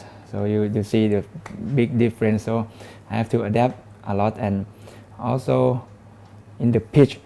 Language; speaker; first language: English; non-native, learner; Thai